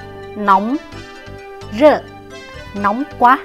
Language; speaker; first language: Chinese; non-native, local second language; Vietnamese